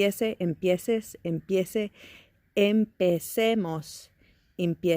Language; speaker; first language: Spanish; non-native, fluent; English